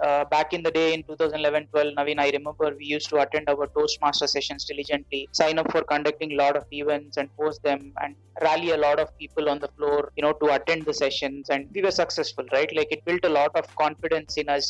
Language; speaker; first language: English; non-native, local second language; Telugu